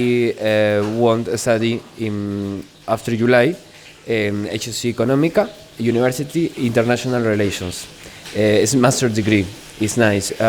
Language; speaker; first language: English; non-native, learner; Spanish